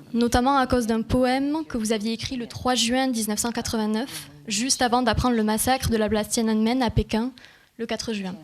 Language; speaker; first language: French; native; French